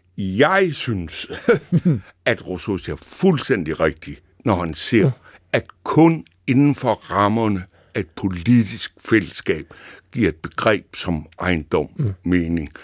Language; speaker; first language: Danish; native; Danish